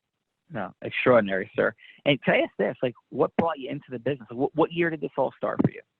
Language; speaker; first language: English; native; English